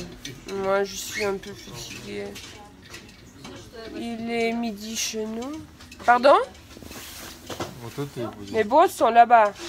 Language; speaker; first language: French; non-native, fluent; Russian